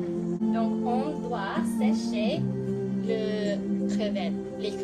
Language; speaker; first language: French; non-native, fluent; English